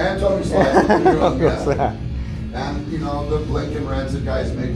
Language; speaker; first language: English; native; English